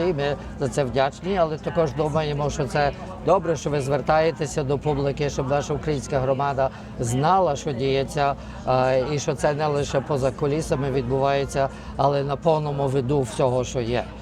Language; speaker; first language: Ukrainian; early bilingual, heritage; Ukrainian